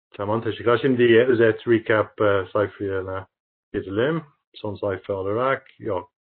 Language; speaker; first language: Turkish; non-native, learner; English